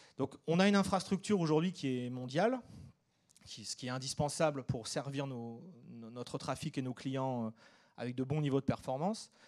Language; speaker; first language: French; native; French